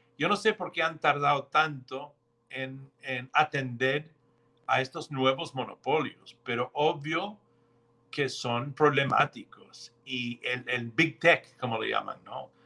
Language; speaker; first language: Spanish; non-native, fluent; English